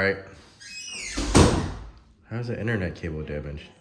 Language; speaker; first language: English; native; English